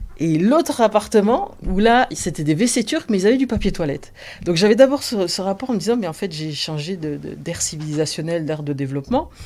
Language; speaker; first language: French; early bilingual, other home language; Arabic